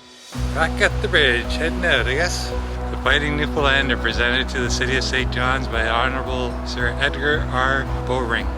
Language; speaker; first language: English; native; English